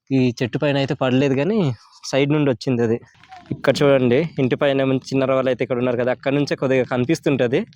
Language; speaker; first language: Telugu; non-native, local second language; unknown